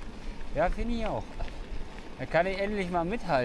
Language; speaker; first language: German; native; German